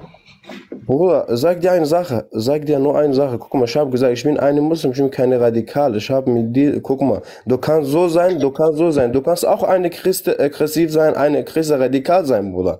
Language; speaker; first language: German; non-native, learner; Kurdish